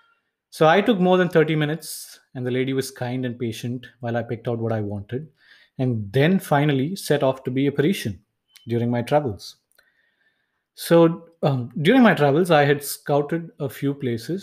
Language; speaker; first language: English; non-native, local second language; Tamil